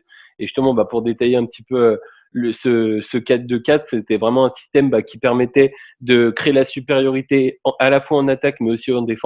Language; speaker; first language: French; native; French